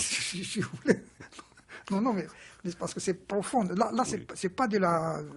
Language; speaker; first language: French; non-native, fluent; Romanian